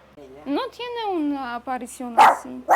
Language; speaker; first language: Spanish; non-native, fluent; Polish